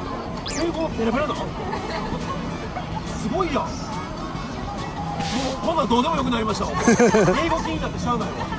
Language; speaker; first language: Japanese; native; Japanese